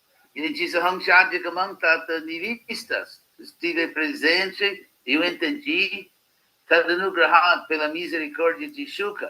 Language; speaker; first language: Portuguese; non-native, fluent; English